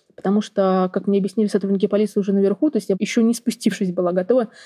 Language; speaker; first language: Russian; native; Russian